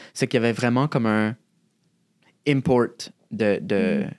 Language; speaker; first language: French; native; French